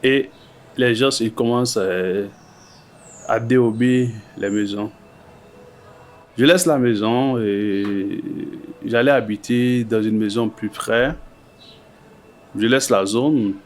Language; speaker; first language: French; non-native, local second language; Haitian Creole